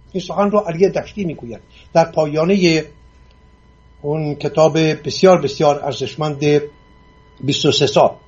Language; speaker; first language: Persian; non-native, local second language; Assyrian Neo-Aramaic